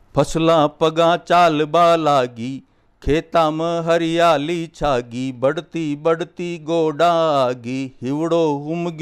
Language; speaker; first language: Hindi; native; Hindi